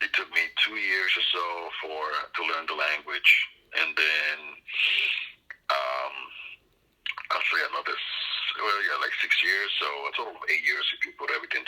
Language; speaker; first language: English; non-native, fluent; Spanish